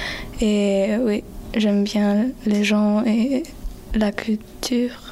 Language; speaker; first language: French; non-native, learner; German